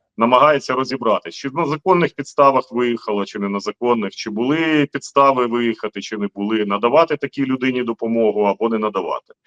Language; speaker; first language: Ukrainian; native; Ukrainian